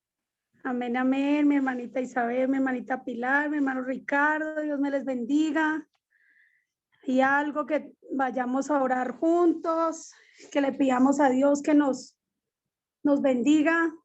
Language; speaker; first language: Spanish; native; Spanish